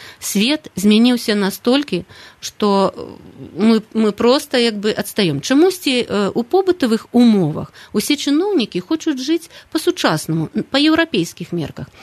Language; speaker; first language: Belarusian; native; Belarusian